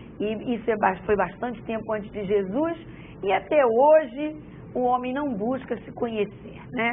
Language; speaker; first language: Portuguese; native; Portuguese